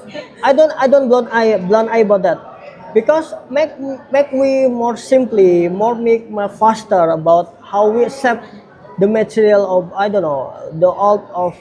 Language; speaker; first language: English; non-native, learner; Indonesian